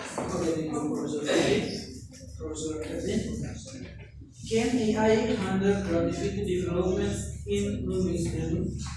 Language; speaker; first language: English; non-native, learner; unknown